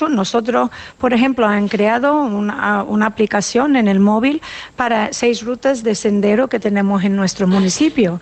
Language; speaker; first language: Spanish; non-native, fluent; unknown